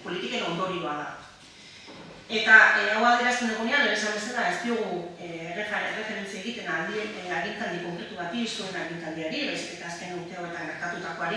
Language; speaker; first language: Basque; native; Basque